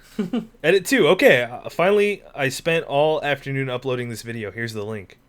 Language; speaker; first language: English; native; English